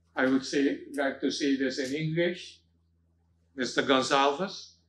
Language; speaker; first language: English; non-native, fluent; Dutch